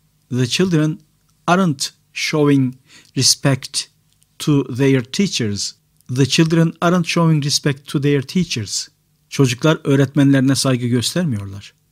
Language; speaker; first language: English; non-native, fluent; Turkish